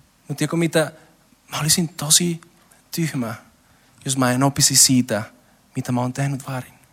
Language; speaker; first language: Finnish; non-native, learner; Spanish